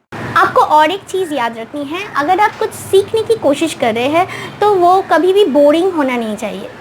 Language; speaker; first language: Hindi; non-native, local second language; Bangla